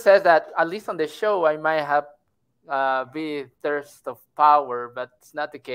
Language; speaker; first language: English; non-native, fluent; Spanish